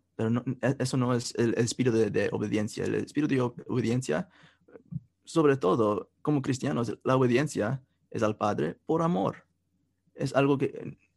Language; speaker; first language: Spanish; non-native, fluent; English